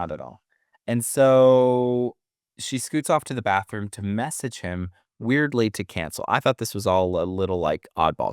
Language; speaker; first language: English; native; English